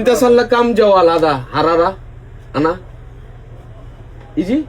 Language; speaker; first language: Arabic; non-native, learner; Bangla